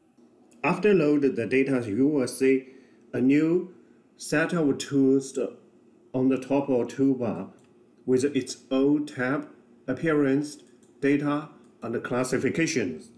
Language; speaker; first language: English; non-native, fluent; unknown